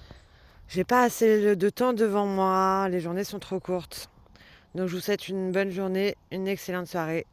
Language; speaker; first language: French; native; French